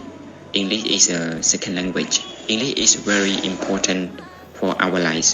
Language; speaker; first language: English; non-native, learner; Khmer